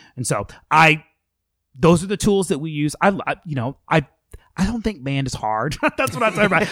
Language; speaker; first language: English; native; English